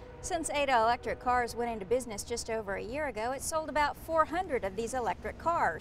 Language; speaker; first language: English; native; English